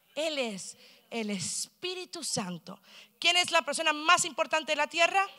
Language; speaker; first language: Spanish; early bilingual, heritage; Spanish